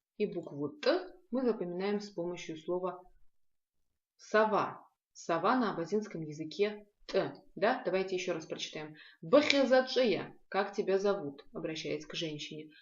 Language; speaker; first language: Russian; non-native, local second language; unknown